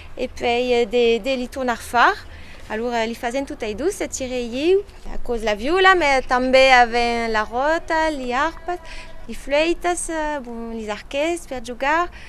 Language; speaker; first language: Occitan; non-native, local second language; French